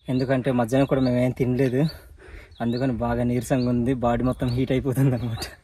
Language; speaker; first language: Telugu; non-native, local second language; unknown